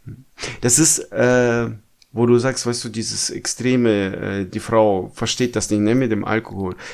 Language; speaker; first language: German; non-native, fluent; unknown